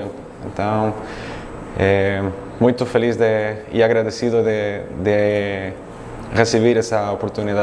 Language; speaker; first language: Portuguese; non-native, fluent; Spanish